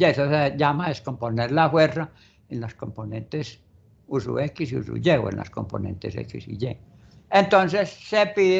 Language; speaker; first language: Spanish; native; Spanish